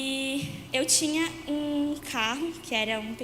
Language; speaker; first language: Portuguese; native; Portuguese